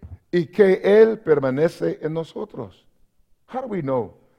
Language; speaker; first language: Spanish; non-native, learner; English